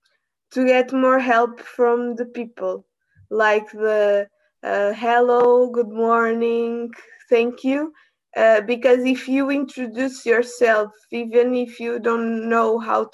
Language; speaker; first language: English; non-native, learner; Portuguese